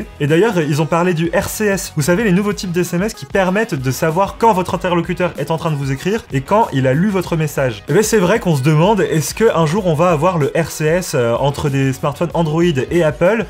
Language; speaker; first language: French; native; French